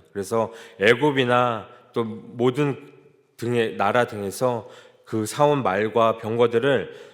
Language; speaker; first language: Korean; native; Korean